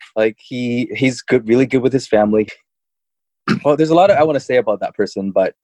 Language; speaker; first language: English; early bilingual, other home language; Chinese